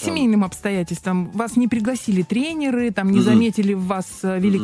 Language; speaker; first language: Russian; native; Russian